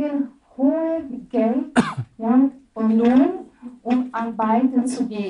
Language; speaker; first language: German; non-native, fluent; Portuguese